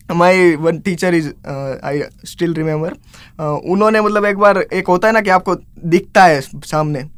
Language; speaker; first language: Hindi; non-native, local second language; Gujarati